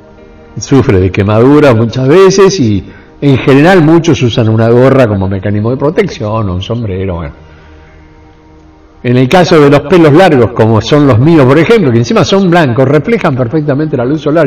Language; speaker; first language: Spanish; native; Spanish